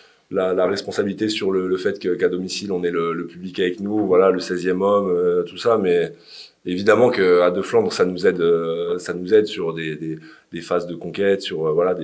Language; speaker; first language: French; native; French